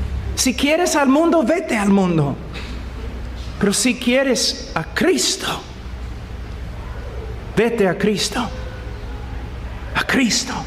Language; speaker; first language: Spanish; non-native, fluent; English